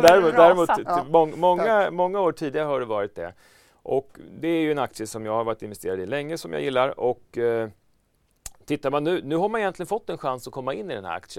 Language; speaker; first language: Swedish; native; Swedish